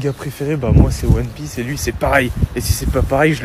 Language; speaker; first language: French; native; French